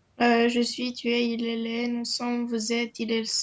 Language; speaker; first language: French; non-native, learner; Romanian